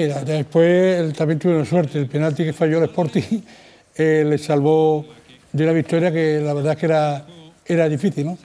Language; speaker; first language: Spanish; native; Spanish